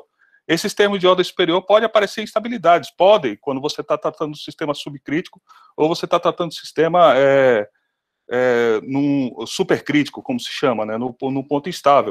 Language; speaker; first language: Portuguese; native; Portuguese